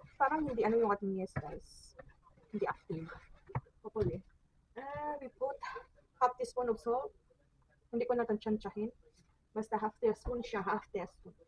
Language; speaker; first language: Filipino; non-native, local second language; Cebuano